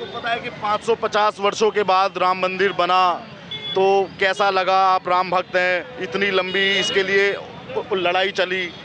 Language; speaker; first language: Hindi; native; Hindi